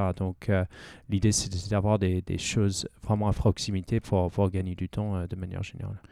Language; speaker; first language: French; non-native, fluent; English